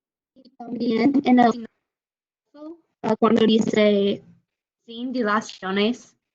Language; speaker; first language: Spanish; non-native, fluent; English